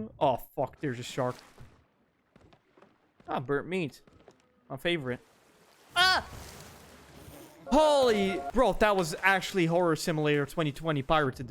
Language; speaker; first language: English; non-native, fluent; Dutch